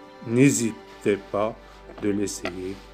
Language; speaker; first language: French; non-native, local second language; Arabic